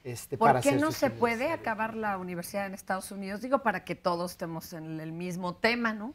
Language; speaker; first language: Spanish; native; Spanish